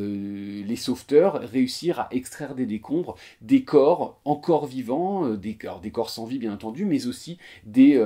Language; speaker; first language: French; native; French